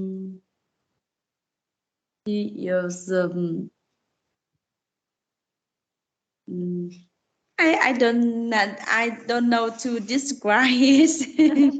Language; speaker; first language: English; non-native, learner; Vietnamese